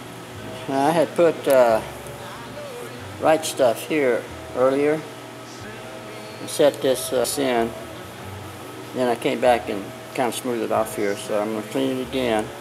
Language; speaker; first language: English; native; English